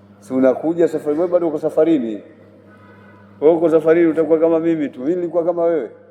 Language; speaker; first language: Swahili; native; Swahili